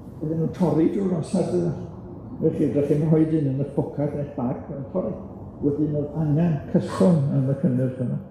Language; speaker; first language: Welsh; native; Welsh